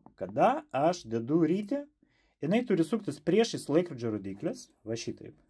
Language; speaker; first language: Lithuanian; non-native, local second language; Russian